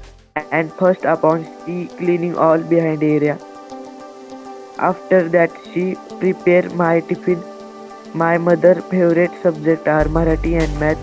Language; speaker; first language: English; non-native, learner; Marathi